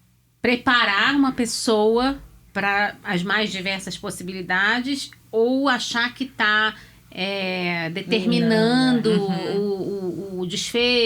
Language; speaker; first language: Portuguese; native; Portuguese